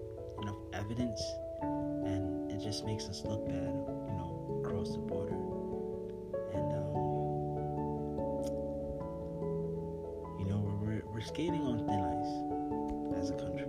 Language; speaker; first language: English; native; English